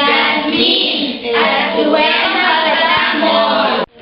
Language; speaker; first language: Catalan; non-native, learner; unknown